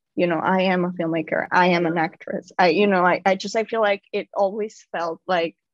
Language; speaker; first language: English; non-native, fluent; Spanish